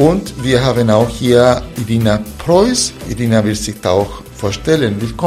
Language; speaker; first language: German; non-native, fluent; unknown